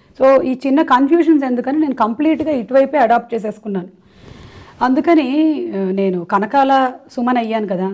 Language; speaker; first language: Telugu; non-native, local second language; Malayalam